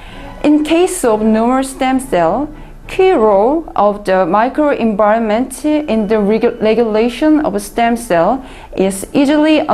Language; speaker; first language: English; non-native, learner; Korean